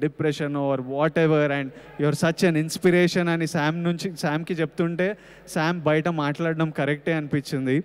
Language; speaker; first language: Telugu; native; Telugu